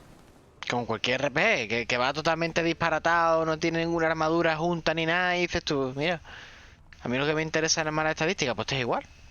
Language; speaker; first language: Spanish; native; Spanish